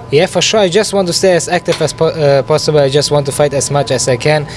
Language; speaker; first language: English; non-native, fluent; German